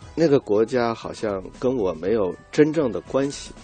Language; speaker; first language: Chinese; native; Chinese